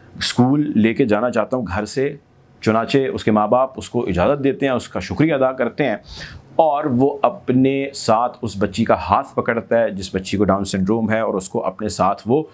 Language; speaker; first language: Urdu; native; Urdu